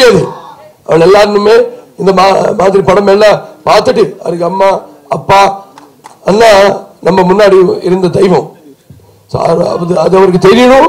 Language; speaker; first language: Tamil; non-native, local second language; Telugu